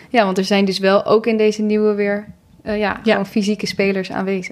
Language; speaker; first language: Dutch; native; Dutch